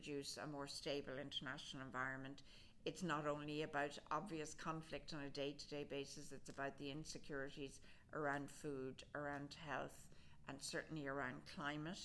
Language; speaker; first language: English; native; English